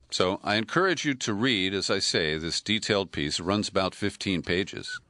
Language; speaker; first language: English; native; English